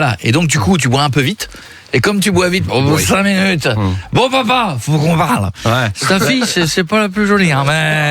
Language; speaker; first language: French; native; French